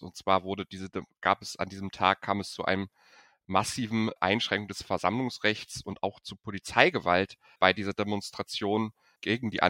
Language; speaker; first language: German; native; German